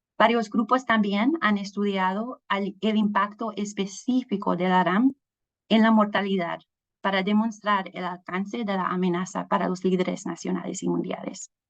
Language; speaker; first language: Spanish; non-native, fluent; English